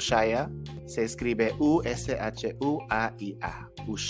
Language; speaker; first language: Spanish; non-native, fluent; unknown